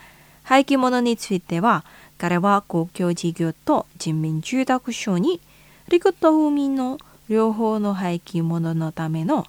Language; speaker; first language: Japanese; non-native, fluent; Indonesian